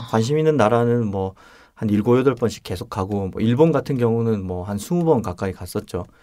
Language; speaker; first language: Korean; native; Korean